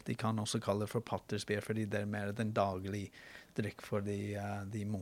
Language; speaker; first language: Norwegian; non-native, fluent; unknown